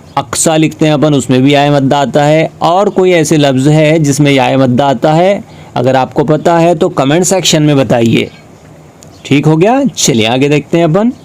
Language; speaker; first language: Urdu; native; Urdu